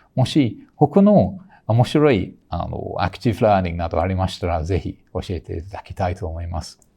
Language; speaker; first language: Japanese; non-native, fluent; English